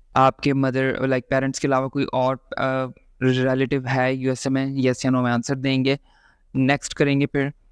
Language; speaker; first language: Urdu; native; Urdu